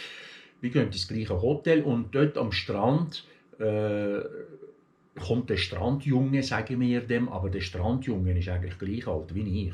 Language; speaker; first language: German; early bilingual, other home language; Turkish